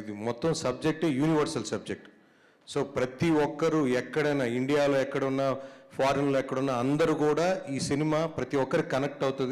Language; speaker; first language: Telugu; native; Telugu